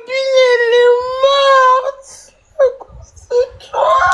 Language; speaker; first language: French; native; French